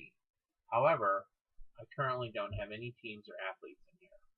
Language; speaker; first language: English; native; English